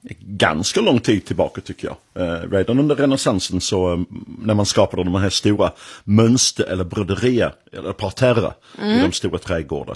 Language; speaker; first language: Swedish; non-native, fluent; English